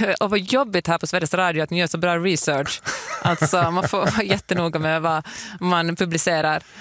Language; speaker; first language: Swedish; native; Swedish